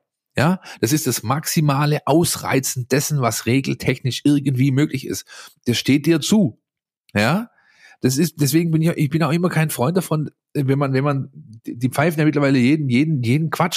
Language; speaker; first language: German; native; German